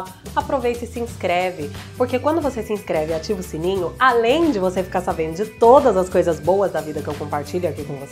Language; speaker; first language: Portuguese; native; Portuguese